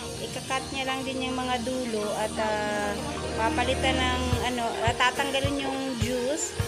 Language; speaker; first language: Filipino; non-native, local second language; Cebuano